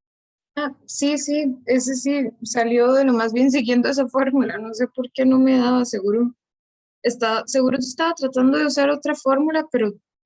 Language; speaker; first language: Spanish; native; Spanish